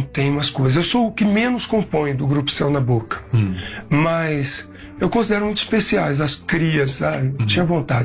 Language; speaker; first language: Portuguese; native; Portuguese